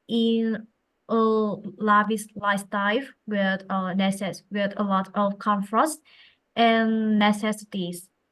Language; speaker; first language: English; non-native, fluent; Vietnamese